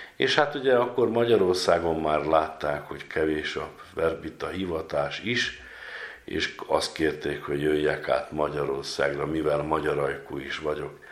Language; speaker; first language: Hungarian; native; Hungarian